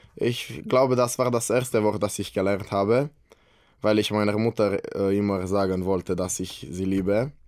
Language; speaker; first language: German; non-native, fluent; Romanian